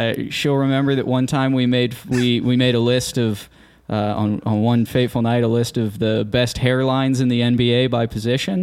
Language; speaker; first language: English; native; English